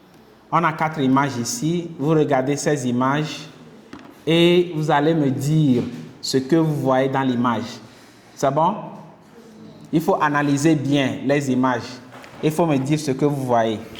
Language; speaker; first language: French; non-native, local second language; Kinyarwanda